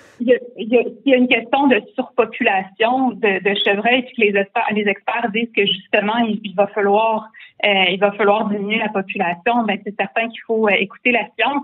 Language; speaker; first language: French; native; French